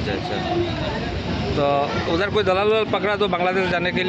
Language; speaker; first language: Hindi; non-native, local second language; Bangla